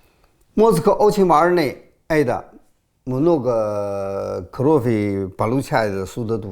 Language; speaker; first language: Russian; non-native, learner; Chinese